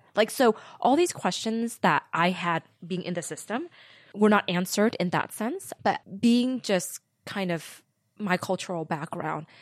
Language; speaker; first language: English; early bilingual, other home language; Vietnamese